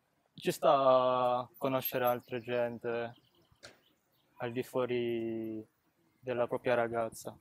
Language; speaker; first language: Italian; early bilingual, other home language; Filipino